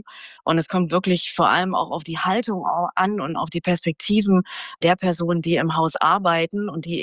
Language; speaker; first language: German; native; German